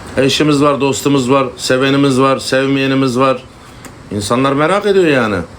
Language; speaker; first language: Turkish; native; Turkish